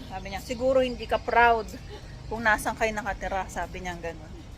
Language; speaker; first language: Filipino; native; Filipino